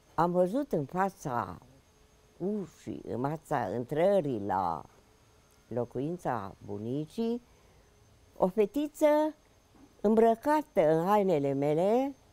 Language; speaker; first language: Romanian; native; Romanian